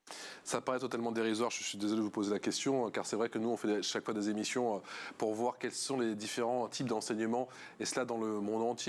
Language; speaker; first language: French; native; French